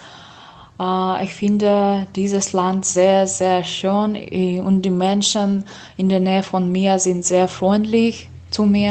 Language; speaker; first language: German; non-native, learner; Russian